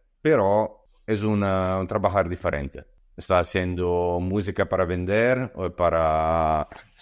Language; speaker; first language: Spanish; non-native, learner; Italian